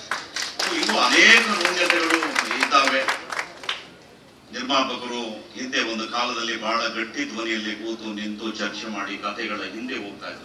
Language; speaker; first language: Kannada; native; Kannada